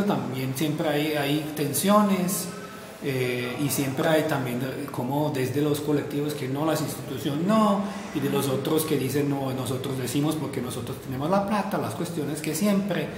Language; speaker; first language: Spanish; non-native, fluent; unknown